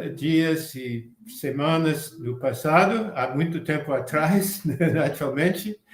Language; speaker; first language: Portuguese; non-native, fluent; English